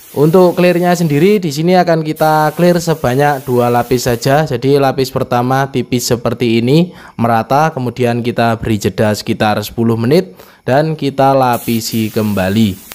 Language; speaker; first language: Indonesian; native; Indonesian